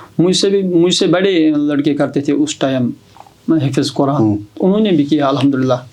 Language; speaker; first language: Urdu; non-native, local second language; Kashmiri